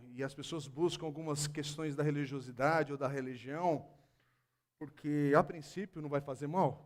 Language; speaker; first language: Portuguese; native; Portuguese